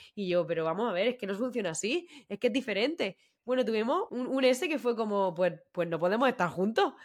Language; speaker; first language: Spanish; native; Spanish